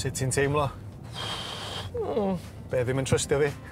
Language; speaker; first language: Welsh; native; Welsh